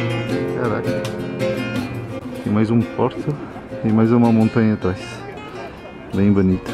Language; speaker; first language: Portuguese; non-native, fluent; French